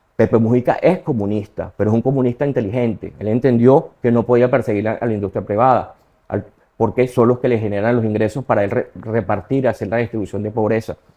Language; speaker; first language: Spanish; native; Spanish